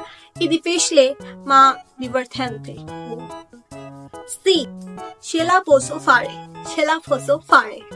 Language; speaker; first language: Italian; non-native, learner; Hindi